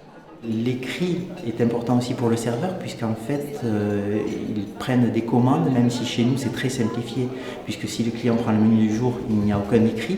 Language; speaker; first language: French; native; French